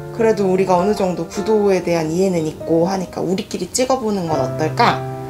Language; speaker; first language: Korean; native; Korean